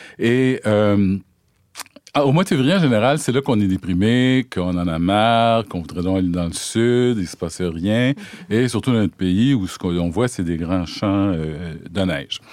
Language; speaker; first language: French; native; French